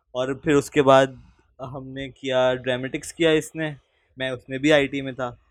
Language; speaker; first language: Urdu; native; Urdu